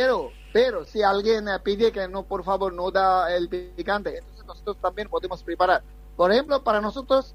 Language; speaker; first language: Spanish; non-native, fluent; Bangla